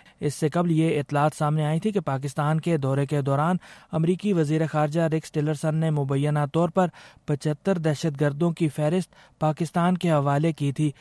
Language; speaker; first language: Urdu; native; Urdu